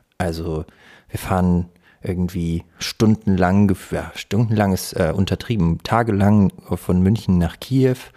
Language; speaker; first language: German; early bilingual, other home language; Russian